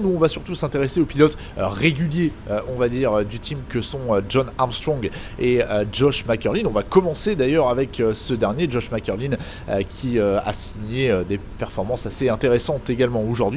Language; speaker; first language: French; native; French